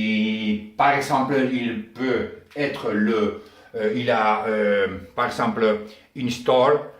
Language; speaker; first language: French; non-native, learner; Spanish